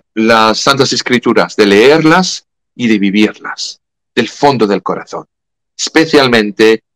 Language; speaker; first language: Spanish; non-native, fluent; French